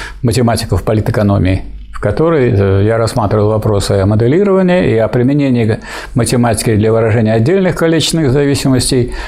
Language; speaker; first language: Russian; native; Russian